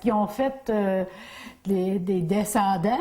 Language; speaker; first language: French; native; French